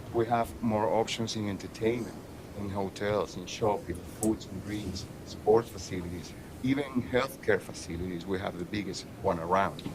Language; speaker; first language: English; non-native, fluent; Spanish